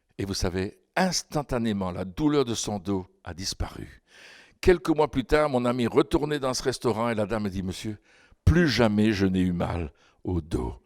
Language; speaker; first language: French; native; French